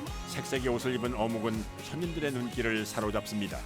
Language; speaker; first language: Korean; native; Korean